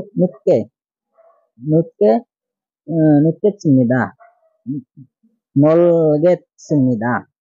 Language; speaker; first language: Korean; non-native, learner; Bangla